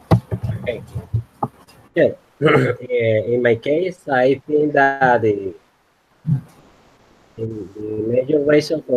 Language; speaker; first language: English; non-native, learner; Spanish